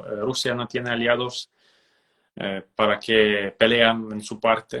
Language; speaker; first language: Spanish; non-native, fluent; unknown